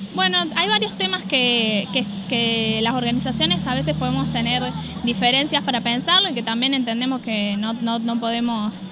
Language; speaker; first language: Spanish; native; Spanish